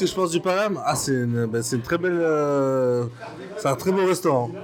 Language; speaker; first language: French; native; French